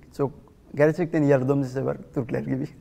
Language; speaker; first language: Turkish; non-native, fluent; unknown